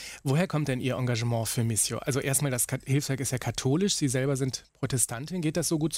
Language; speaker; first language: German; native; German